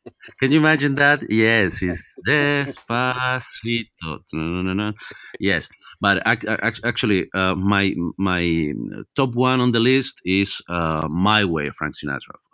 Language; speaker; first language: English; non-native, fluent; Spanish